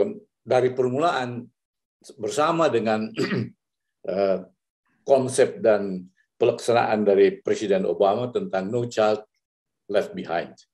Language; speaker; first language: Malay; native; Malay